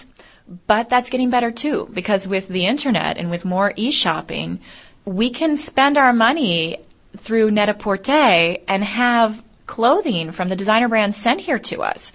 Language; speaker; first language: English; native; English